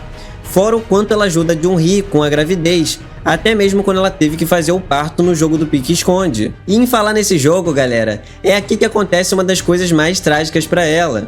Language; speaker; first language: Portuguese; native; Portuguese